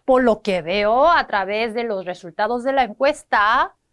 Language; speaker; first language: Spanish; non-native, fluent; Korean